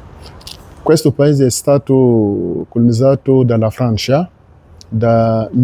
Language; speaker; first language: Italian; non-native, learner; French